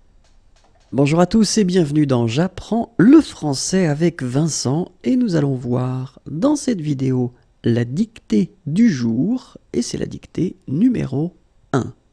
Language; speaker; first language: French; native; French